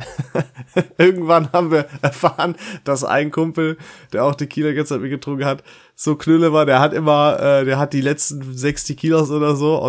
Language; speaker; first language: German; native; German